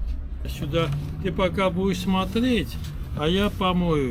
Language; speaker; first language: Russian; non-native, local second language; Armenian